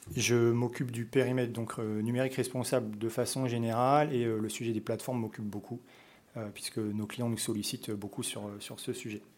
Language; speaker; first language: French; native; French